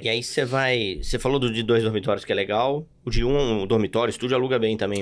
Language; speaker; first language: Portuguese; native; Portuguese